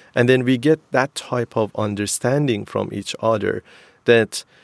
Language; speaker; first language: English; non-native, fluent; Persian